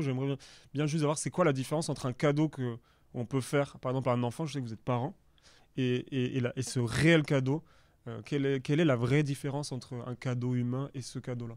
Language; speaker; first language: French; native; French